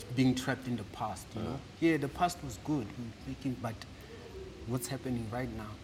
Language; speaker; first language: English; non-native, local second language; Southern Sotho